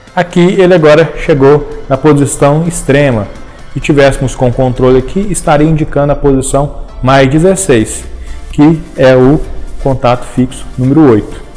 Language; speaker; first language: Portuguese; native; Portuguese